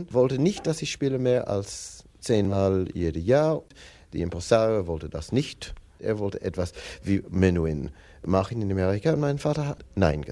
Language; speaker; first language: German; non-native, learner; English